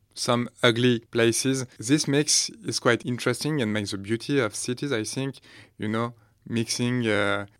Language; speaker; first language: English; non-native, fluent; French